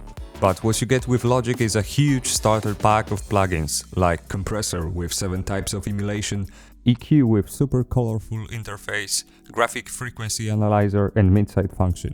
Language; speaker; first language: English; non-native, fluent; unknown